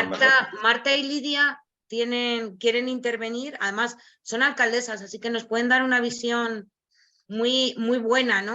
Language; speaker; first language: Spanish; native; Spanish